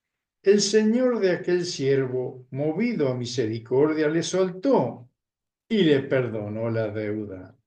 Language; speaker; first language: Spanish; native; Spanish